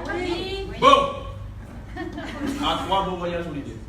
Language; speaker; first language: French; native; French